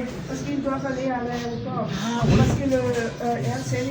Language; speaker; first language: French; non-native, fluent; German